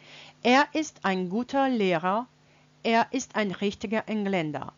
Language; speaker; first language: German; non-native, fluent; Russian